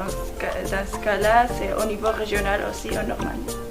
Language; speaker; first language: French; non-native, learner; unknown